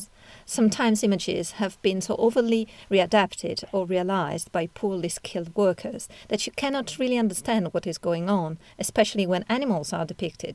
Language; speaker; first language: English; non-native, fluent; Italian